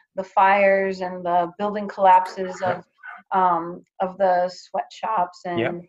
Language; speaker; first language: English; early bilingual, other home language; Greek